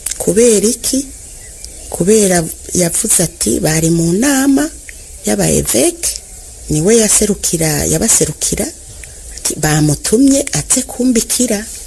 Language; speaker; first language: Rundi; early bilingual, other home language; Kinyarwanda